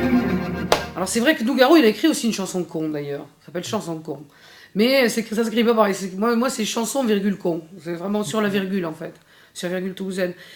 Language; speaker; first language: French; native; French